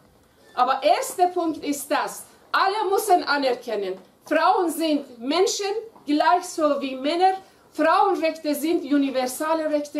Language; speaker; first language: German; non-native, fluent; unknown